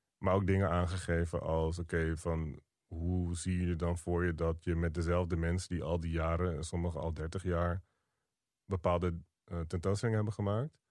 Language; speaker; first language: Dutch; native; Dutch